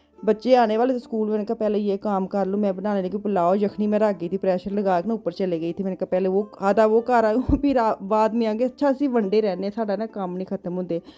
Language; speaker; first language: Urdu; non-native, local second language; Punjabi